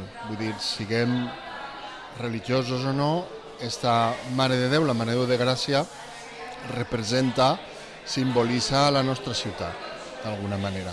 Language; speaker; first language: Catalan; native; Catalan